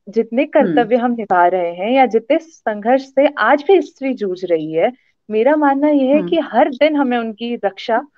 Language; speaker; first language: Hindi; native; Hindi